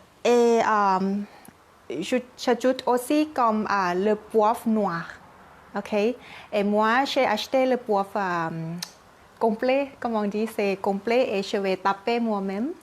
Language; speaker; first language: French; non-native, learner; Thai